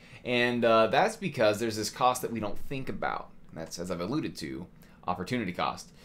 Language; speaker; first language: English; native; English